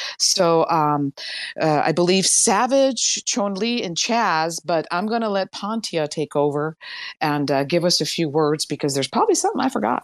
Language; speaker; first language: English; early bilingual, other home language; Persian